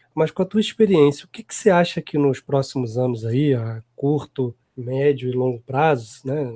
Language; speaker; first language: Portuguese; native; Portuguese